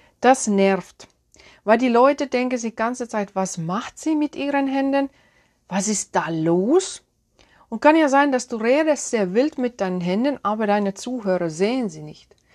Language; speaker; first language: German; non-native, fluent; Finnish